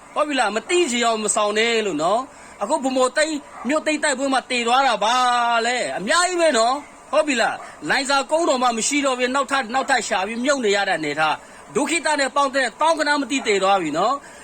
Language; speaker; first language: Burmese; non-native, local second language; Kachin